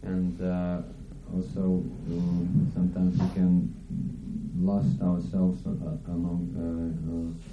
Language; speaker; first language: English; non-native, learner; Lithuanian